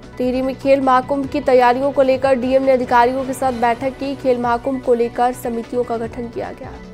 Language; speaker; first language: Hindi; native; Hindi